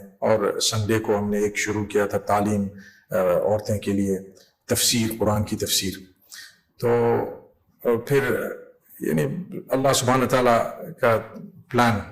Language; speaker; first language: Hindi; non-native, fluent; English